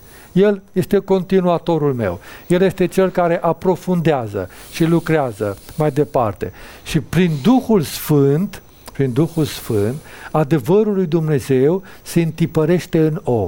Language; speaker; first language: Romanian; native; Romanian